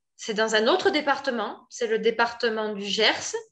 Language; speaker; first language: French; native; French